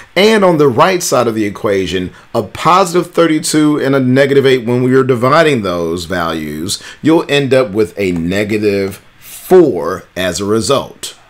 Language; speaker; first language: English; native; English